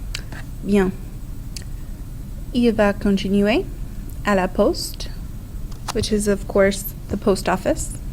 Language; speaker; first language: French; non-native, fluent; English